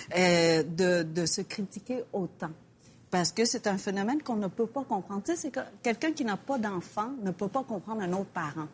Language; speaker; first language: French; early bilingual, other home language; Vietnamese